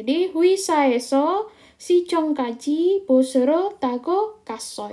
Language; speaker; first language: Korean; non-native, fluent; Indonesian